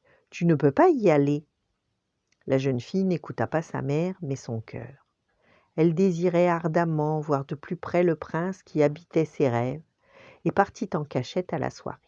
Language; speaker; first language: French; native; French